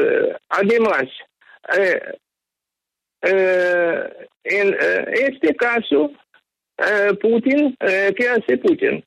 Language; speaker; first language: Spanish; non-native, fluent; Ukrainian